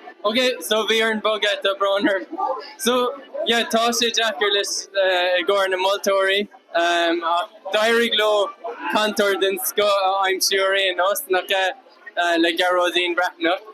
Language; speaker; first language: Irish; non-native, local second language; English